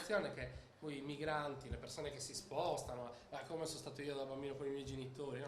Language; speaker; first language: Italian; native; Italian